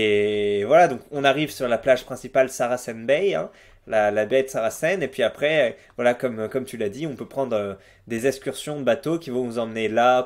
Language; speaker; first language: French; native; French